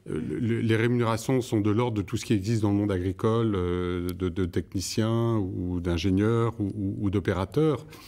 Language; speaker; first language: French; native; French